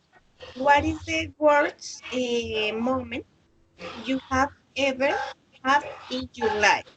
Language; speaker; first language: English; non-native, learner; Spanish